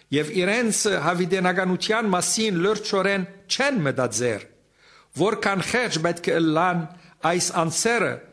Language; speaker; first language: Armenian; native; Armenian